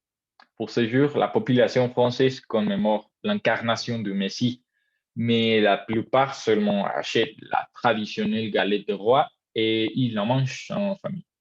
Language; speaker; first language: French; non-native, learner; Spanish